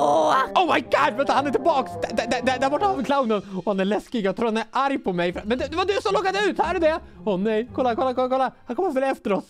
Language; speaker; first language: Swedish; native; Swedish